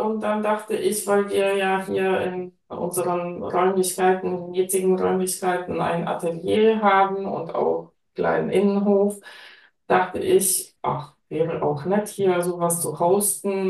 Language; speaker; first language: German; non-native, fluent; Polish